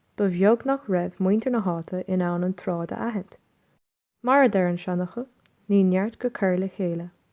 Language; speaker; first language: Irish; non-native, local second language; English